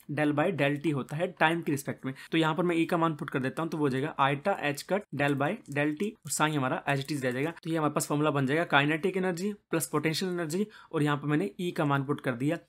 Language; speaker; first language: Hindi; native; Hindi